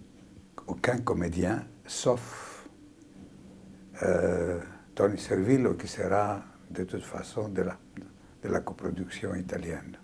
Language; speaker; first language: French; non-native, fluent; Greek